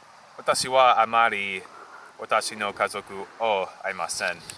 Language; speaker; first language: Japanese; non-native, learner; English